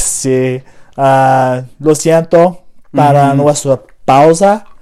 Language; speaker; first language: Spanish; non-native, learner; English